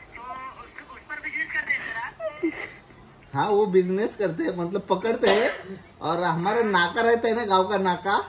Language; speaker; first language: Hindi; non-native, local second language; Marathi